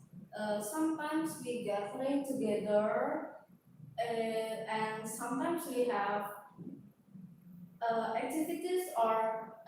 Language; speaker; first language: English; non-native, learner; Indonesian